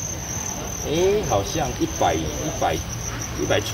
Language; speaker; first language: Chinese; native; Chinese